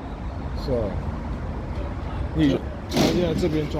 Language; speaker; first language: Chinese; native; Chinese